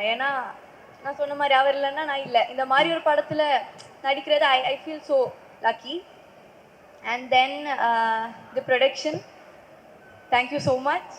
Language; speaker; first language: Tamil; non-native, fluent; Malayalam